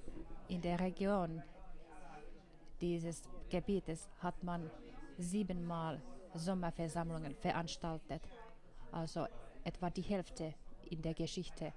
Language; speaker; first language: German; non-native, fluent; Finnish